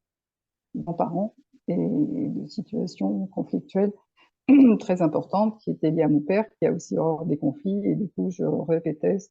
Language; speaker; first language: French; native; French